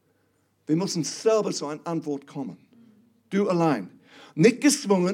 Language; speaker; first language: German; non-native, fluent; English